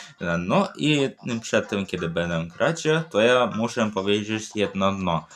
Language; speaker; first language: Polish; early bilingual, other home language; Ukrainian